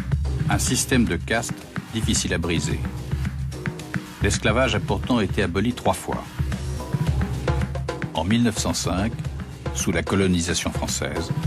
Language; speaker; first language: French; native; French